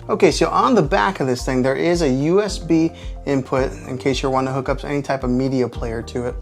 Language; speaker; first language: English; native; English